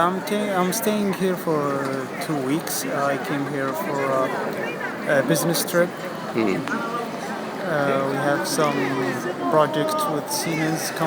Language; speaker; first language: English; non-native, fluent; Arabic